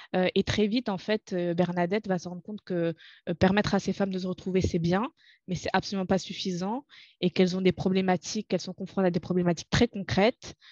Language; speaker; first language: French; non-native, local second language; Arabic